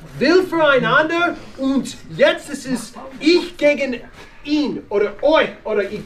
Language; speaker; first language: German; non-native, fluent; English